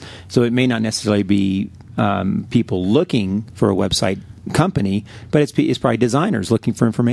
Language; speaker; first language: English; native; English